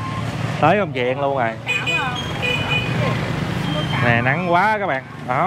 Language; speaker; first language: Vietnamese; native; Vietnamese